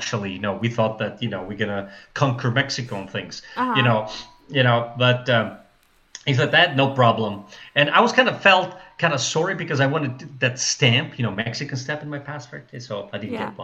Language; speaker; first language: English; non-native, fluent; Russian